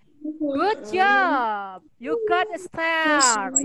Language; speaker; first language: English; non-native, fluent; Indonesian